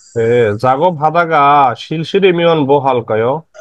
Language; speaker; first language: Korean; non-native, fluent; Bangla